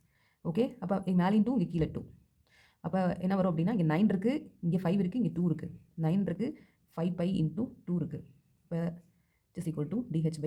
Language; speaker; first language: Tamil; native; Tamil